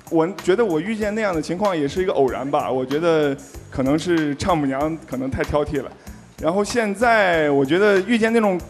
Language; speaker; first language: Chinese; native; Chinese